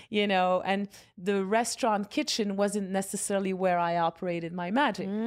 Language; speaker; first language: English; non-native, fluent; Arabic